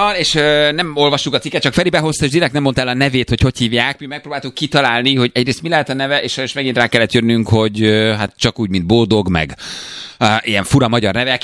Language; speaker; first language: Hungarian; native; Hungarian